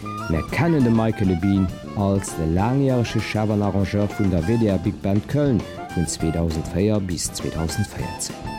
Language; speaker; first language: German; non-native, local second language; Luxembourgish